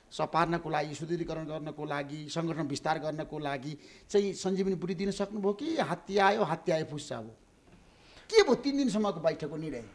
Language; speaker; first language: Nepali; native; Nepali